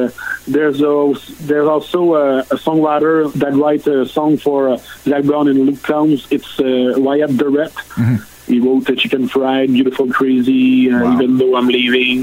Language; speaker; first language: English; non-native, learner; French